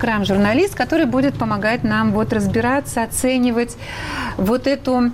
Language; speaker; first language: Russian; native; Russian